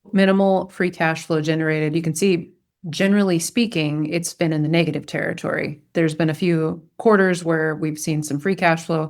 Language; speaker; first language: English; native; English